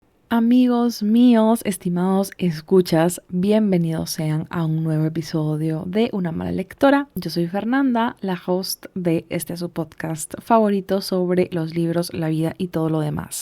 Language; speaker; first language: Spanish; native; Spanish